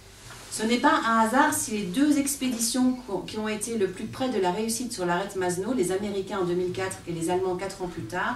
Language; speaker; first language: French; native; French